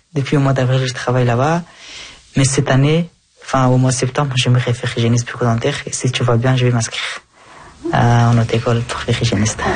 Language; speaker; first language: French; early bilingual, other home language; Persian